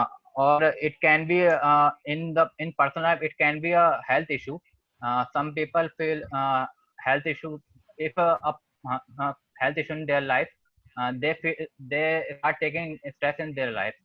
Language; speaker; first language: English; non-native, learner; Hindi